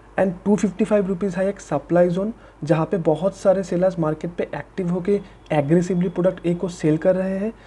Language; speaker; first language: Hindi; native; Hindi